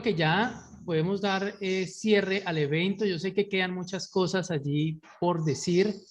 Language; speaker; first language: Spanish; native; Spanish